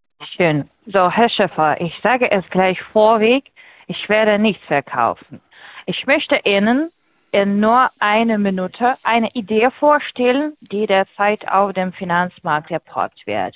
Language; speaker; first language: German; non-native, fluent; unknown